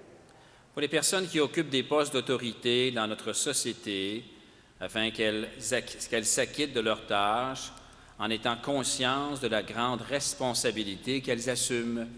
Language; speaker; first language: French; native; French